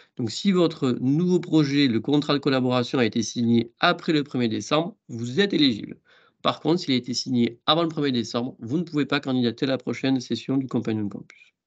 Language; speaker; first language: French; native; French